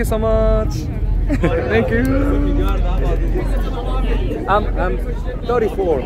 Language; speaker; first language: English; non-native, learner; Korean